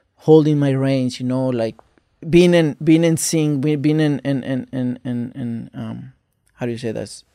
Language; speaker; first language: English; non-native, fluent; Spanish